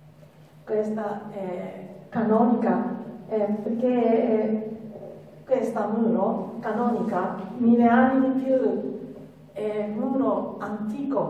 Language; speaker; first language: Italian; non-native, learner; Japanese